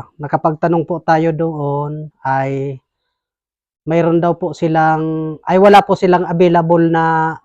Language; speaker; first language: Filipino; non-native, local second language; Bikol